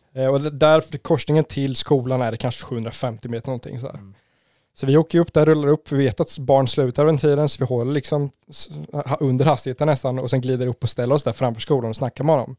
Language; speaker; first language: Swedish; native; Swedish